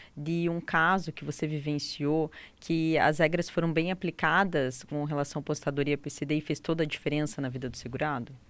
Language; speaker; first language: Portuguese; native; Portuguese